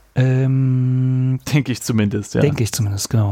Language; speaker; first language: German; native; German